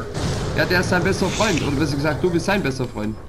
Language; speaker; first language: German; native; German